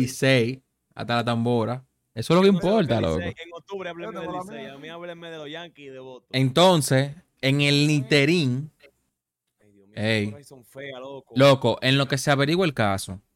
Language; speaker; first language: Spanish; native; Spanish